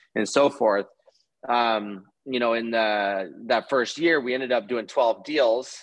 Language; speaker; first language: English; native; English